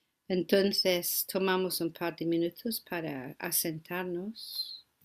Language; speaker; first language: Spanish; non-native, fluent; English